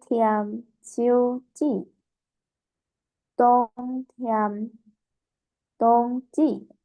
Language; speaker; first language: Chinese; non-native, learner; Lao